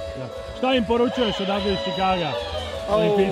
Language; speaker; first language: Serbian; native; Serbian